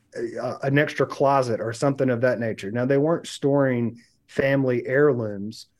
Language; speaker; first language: English; native; English